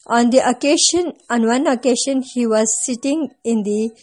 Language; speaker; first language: English; non-native, local second language; Kannada